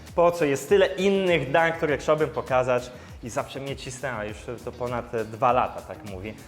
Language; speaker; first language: Polish; early bilingual, heritage; Italian